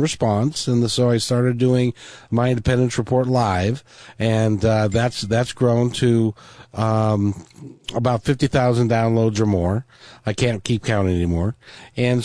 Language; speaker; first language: English; native; English